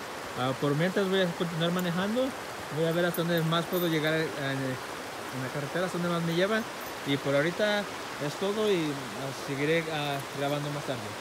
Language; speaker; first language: Spanish; early bilingual, heritage; Spanish